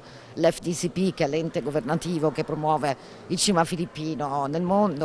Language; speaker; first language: Italian; native; Italian